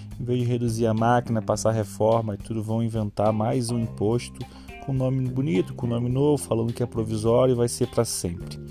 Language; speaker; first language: Portuguese; native; Portuguese